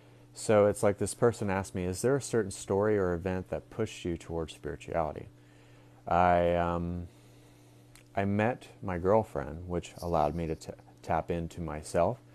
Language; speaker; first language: English; native; English